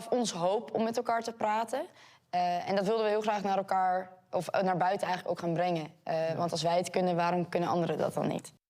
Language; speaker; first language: Dutch; native; Dutch